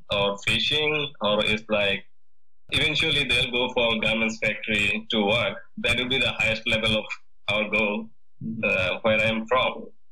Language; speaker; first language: English; non-native, learner; Bangla